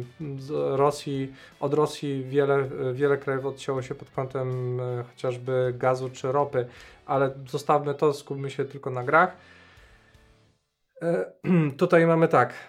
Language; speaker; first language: Polish; native; Polish